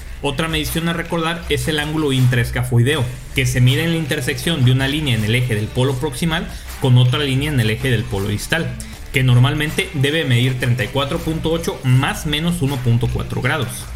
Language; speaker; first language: Spanish; native; Spanish